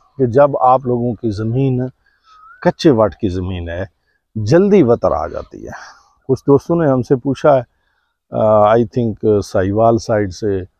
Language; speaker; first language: Urdu; non-native, local second language; Saraiki